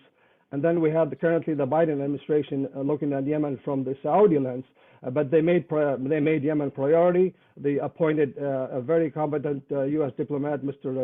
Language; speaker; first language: English; non-native, fluent; Arabic